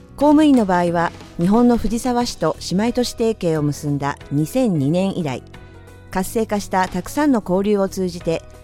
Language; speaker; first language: Japanese; native; Japanese